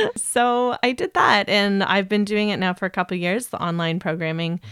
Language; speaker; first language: English; native; English